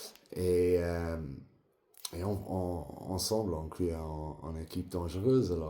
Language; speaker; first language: French; non-native, learner; English